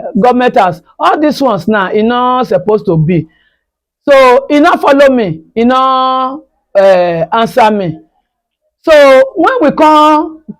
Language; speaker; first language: Nigerian Pidgin; non-native, local second language; Bini